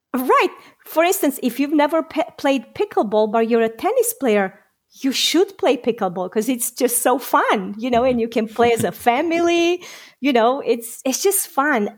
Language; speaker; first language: English; non-native, fluent; Romanian